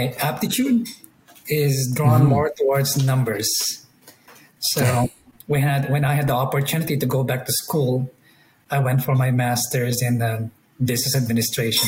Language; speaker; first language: English; non-native, local second language; Iloko